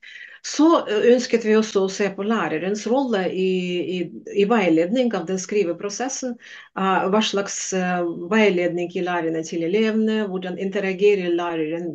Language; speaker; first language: Norwegian; non-native, fluent; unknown